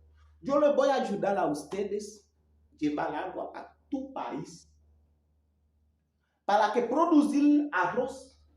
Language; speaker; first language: Spanish; non-native, learner; Haitian Creole